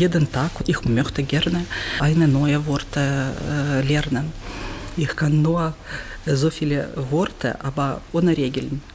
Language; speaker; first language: German; non-native, learner; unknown